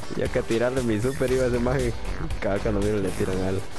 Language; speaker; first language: Spanish; native; Spanish